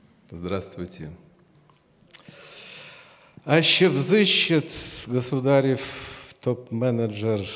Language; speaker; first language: Russian; native; Russian